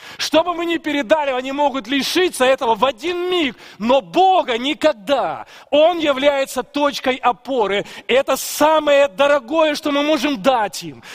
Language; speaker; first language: Russian; native; Russian